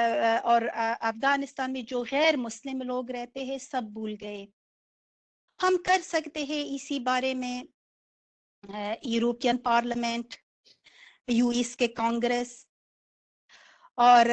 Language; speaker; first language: Hindi; non-native, local second language; Persian